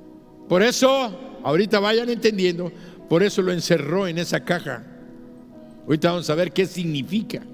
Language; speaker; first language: Spanish; native; Spanish